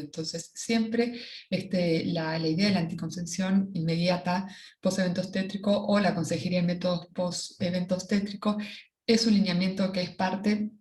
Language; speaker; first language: Spanish; native; Spanish